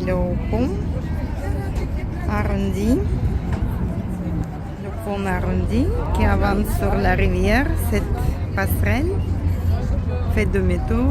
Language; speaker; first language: French; non-native, fluent; Russian